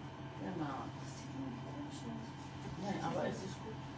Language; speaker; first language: German; non-native, learner; French